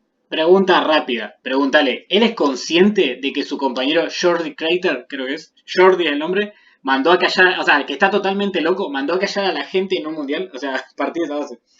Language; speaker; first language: Spanish; native; Spanish